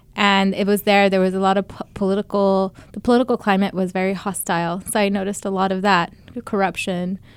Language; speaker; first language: English; early bilingual, other home language; Bangla